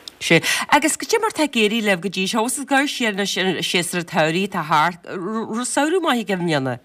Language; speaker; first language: Irish; native; Irish